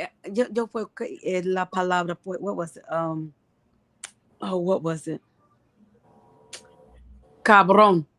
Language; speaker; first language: Spanish; non-native, learner; English